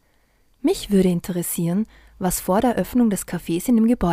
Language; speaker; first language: German; native; German